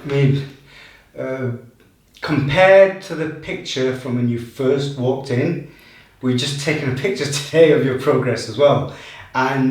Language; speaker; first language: English; native; English